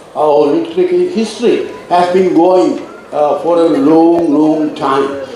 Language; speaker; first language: English; non-native, local second language; Tamil